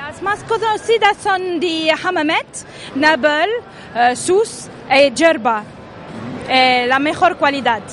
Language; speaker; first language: Spanish; non-native, local second language; Arabic